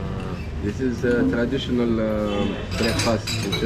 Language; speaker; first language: English; non-native, learner; Turkish